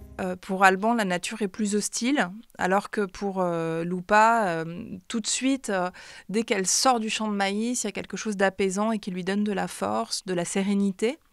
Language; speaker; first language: French; native; French